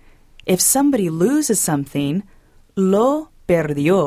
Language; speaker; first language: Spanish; non-native, learner; English